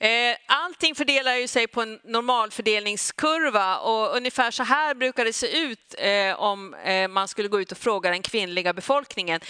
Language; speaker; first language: Swedish; native; Swedish